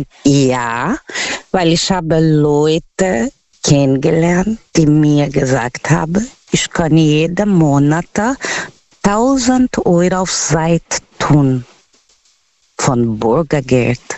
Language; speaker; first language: German; non-native, learner; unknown